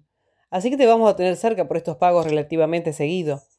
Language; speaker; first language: Spanish; native; Spanish